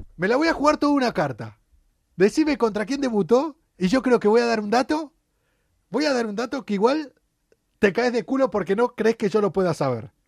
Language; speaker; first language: Spanish; native; Spanish